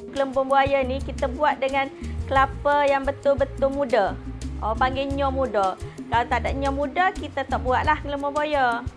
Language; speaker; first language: Malay; native; Malay